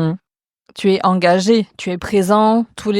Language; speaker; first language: French; native; French